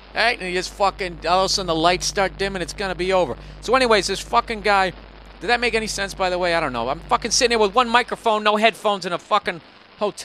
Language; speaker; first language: English; native; English